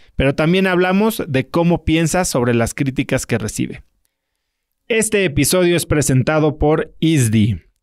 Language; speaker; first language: Spanish; native; Spanish